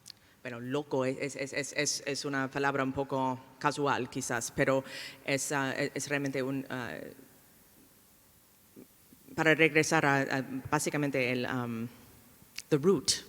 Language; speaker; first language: Spanish; non-native, fluent; English